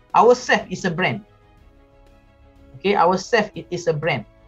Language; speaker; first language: English; non-native, local second language; Malay